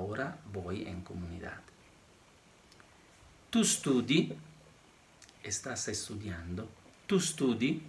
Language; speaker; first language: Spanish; non-native, fluent; Italian